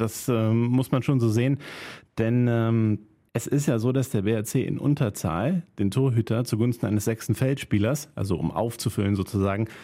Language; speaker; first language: German; native; German